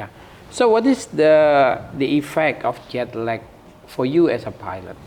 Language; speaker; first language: English; non-native, fluent; Indonesian